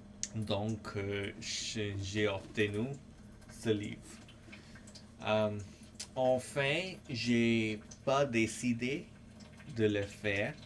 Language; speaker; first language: French; non-native, fluent; English